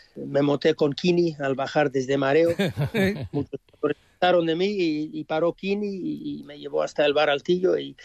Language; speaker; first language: Spanish; early bilingual, heritage; English